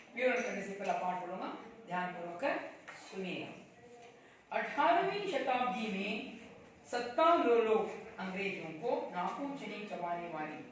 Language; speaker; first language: Hindi; non-native, local second language; Kannada